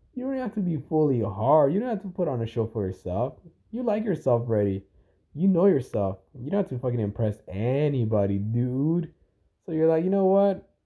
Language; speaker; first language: English; early bilingual, other home language; Spanish